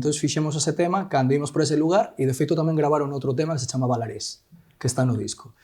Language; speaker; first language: Galician; non-native, local second language; Spanish